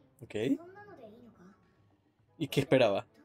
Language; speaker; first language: Spanish; native; Spanish